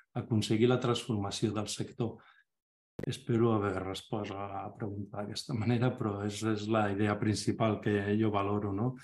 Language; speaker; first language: Catalan; non-native, local second language; Spanish